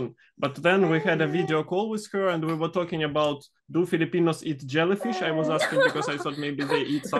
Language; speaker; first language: English; non-native, fluent; Russian